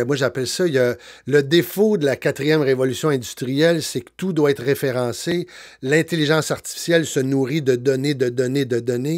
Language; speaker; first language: French; native; French